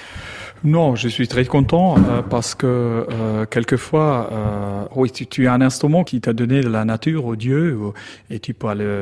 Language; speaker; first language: French; non-native, learner; German